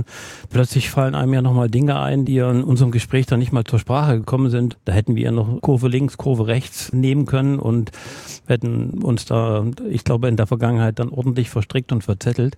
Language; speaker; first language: German; native; German